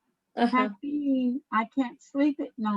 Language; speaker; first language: English; native; English